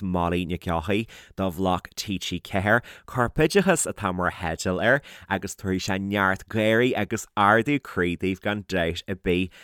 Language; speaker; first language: Irish; native; Irish